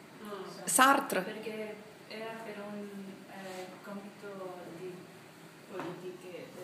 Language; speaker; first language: Italian; non-native, learner; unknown